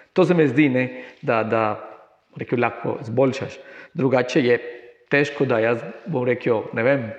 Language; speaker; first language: Slovenian; non-native, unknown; Spanish